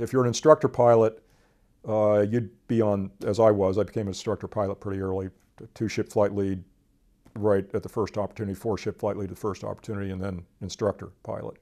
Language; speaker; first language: English; native; English